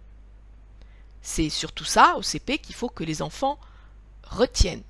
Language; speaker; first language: French; native; French